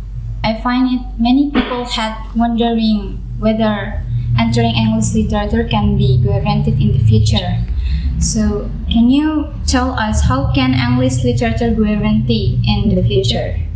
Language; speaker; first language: English; non-native, learner; Indonesian